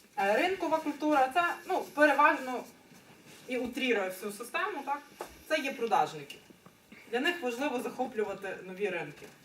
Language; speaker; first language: Ukrainian; native; Ukrainian